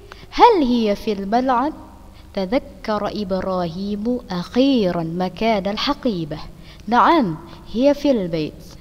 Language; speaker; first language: Arabic; non-native, fluent; Indonesian